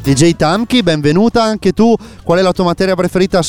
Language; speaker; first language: Italian; native; Italian